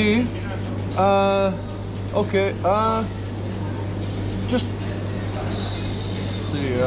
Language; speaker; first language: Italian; non-native, learner; English